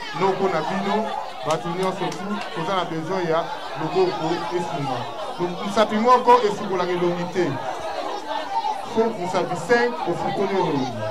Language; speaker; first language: Lingala; native; Lingala